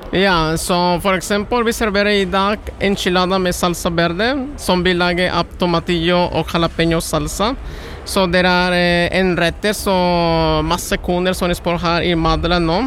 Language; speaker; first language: Norwegian; non-native, learner; Spanish